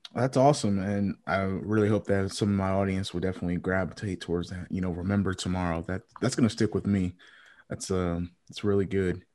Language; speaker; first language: English; native; English